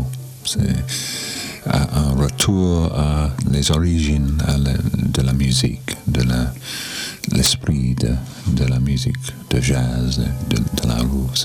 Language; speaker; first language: French; non-native, learner; English